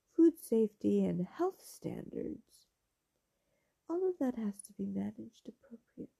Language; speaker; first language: English; early bilingual, other home language; Spanish